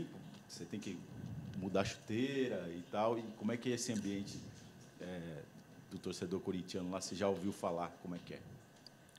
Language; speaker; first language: Portuguese; native; Portuguese